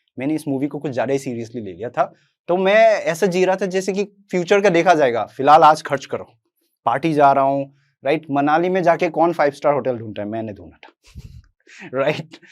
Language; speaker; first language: Hindi; non-native, local second language; Assamese